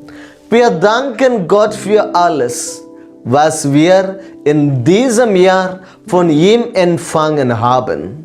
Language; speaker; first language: German; non-native, fluent; Malayalam